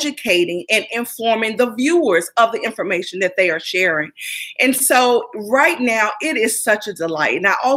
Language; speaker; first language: English; native; English